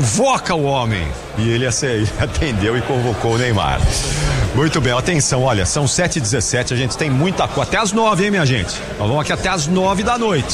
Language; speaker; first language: Portuguese; native; Portuguese